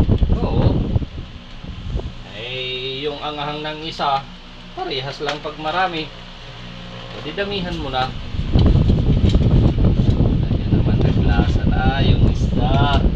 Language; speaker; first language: Filipino; non-native, local second language; Hiligaynon